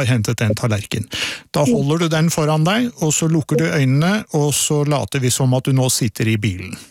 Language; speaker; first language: Norwegian; native; Norwegian